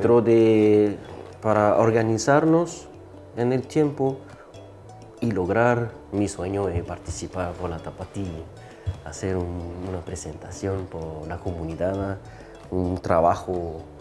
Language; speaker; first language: Spanish; non-native, fluent; French